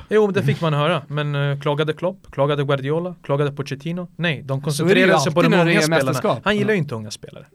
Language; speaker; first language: Swedish; early bilingual, other home language; Bosnian